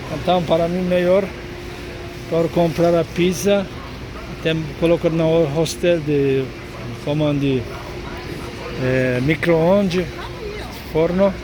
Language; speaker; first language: Portuguese; non-native, learner; Turkish